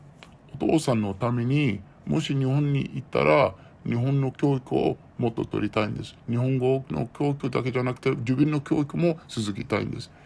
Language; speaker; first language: Japanese; non-native, learner; Arabic